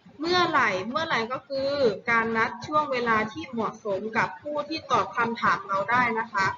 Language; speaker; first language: Thai; native; Thai